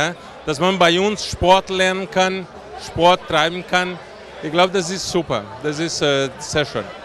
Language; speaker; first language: German; non-native, fluent; Portuguese